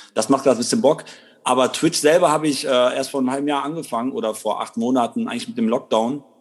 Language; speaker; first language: German; native; German